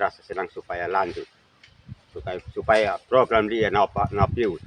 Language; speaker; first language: Indonesian; non-native, local second language; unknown